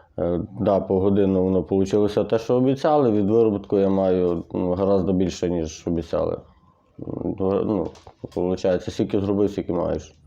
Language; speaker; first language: Ukrainian; native; Ukrainian